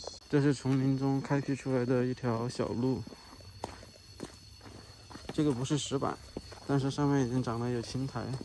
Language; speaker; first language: Chinese; native; Chinese